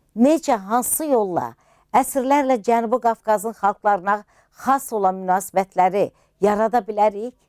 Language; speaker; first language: Azerbaijani; native; Azerbaijani